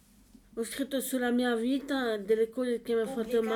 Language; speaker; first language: Italian; non-native, learner; French